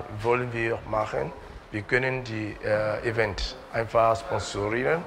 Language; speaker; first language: German; non-native, learner; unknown